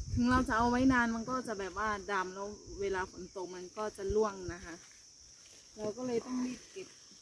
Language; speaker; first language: Thai; non-native, local second language; Akha